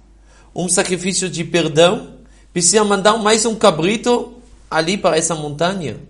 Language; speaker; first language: Portuguese; non-native, fluent; Hebrew